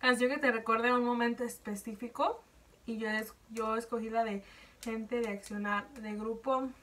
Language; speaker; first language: Spanish; early bilingual, heritage; Spanish